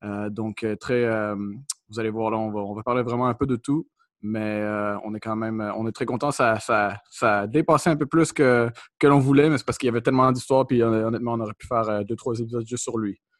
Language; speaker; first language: French; native; French